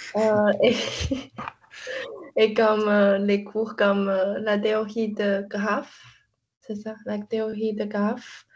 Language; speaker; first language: French; non-native, learner; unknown